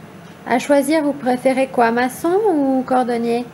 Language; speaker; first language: French; native; French